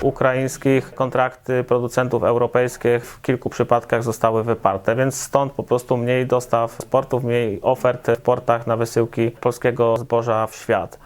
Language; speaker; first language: Polish; native; Polish